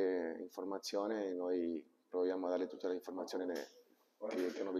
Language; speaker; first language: Italian; non-native, fluent; Spanish